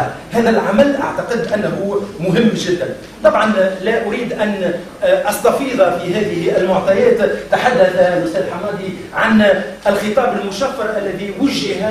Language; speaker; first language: Arabic; native; Arabic